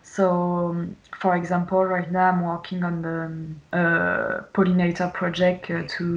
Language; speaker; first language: English; non-native, fluent; French